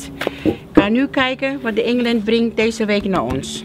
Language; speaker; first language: Dutch; non-native, learner; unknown